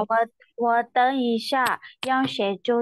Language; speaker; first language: Chinese; non-native, learner; Burmese